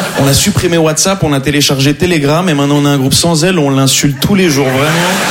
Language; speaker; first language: French; non-native, local second language; Arabic